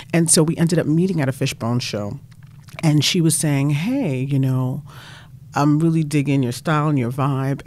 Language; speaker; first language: English; native; English